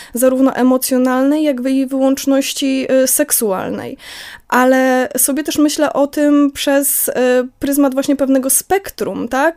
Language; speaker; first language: Polish; native; Polish